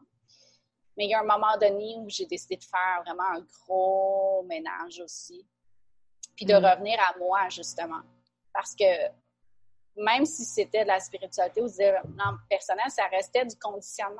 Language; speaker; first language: French; native; French